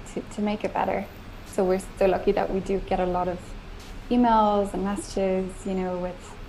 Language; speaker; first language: English; native; English